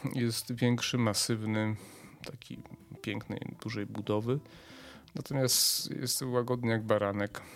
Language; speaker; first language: Polish; native; Polish